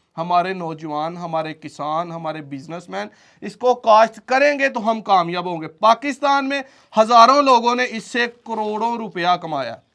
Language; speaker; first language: Urdu; non-native, local second language; Punjabi